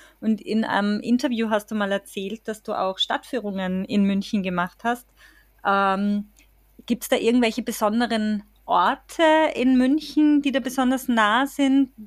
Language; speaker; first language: German; native; German